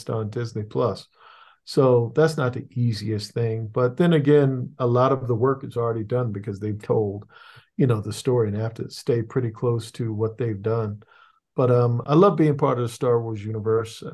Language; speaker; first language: English; native; English